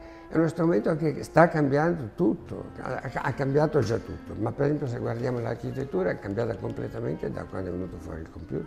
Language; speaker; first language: Italian; native; Italian